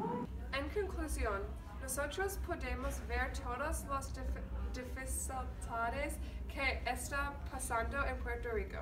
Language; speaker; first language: Spanish; non-native, learner; English